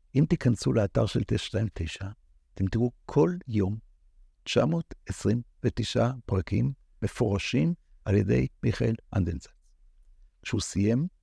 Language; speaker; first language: Hebrew; native; Hebrew